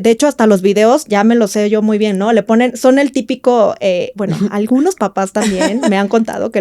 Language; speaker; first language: Spanish; native; Spanish